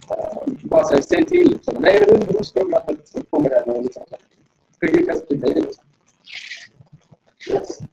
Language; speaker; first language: Swedish; native; Swedish